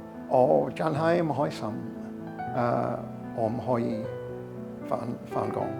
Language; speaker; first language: Cantonese; non-native, learner; English